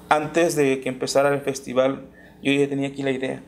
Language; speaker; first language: Spanish; native; Spanish